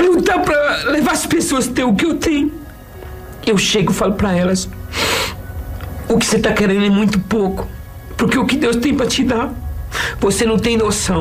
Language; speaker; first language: Portuguese; native; Portuguese